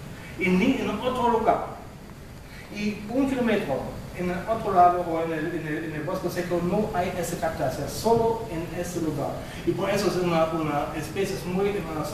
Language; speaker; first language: Spanish; non-native, fluent; German